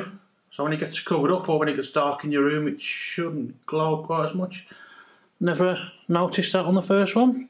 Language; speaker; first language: English; native; English